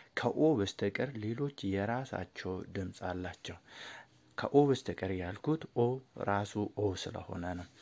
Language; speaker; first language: Amharic; non-native, local second language; Oromo